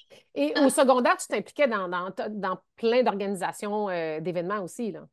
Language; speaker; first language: French; native; French